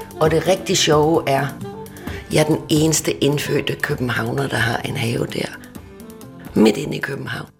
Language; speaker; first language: Danish; native; Danish